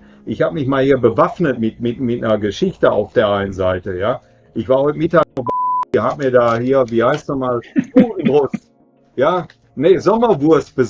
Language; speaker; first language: German; native; German